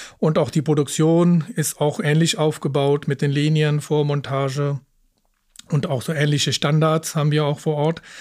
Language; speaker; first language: German; early bilingual, other home language; Punjabi